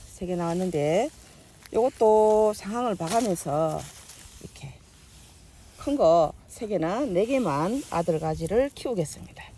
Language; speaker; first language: Korean; native; Korean